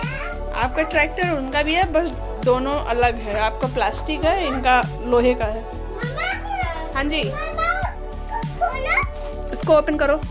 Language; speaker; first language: Hindi; native; Hindi